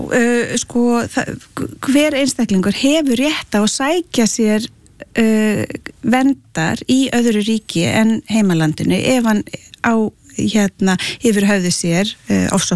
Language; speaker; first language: Icelandic; native; Icelandic